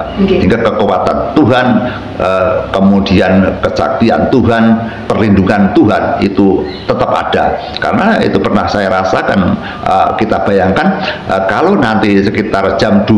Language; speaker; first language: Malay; non-native, local second language; Javanese